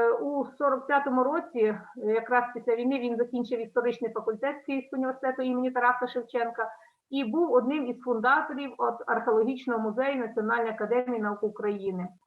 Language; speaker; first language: Ukrainian; native; Ukrainian